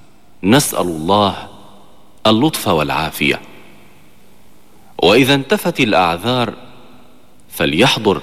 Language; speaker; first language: Arabic; native; Arabic